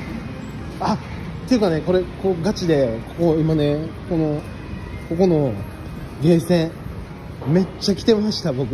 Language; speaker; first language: Japanese; native; Japanese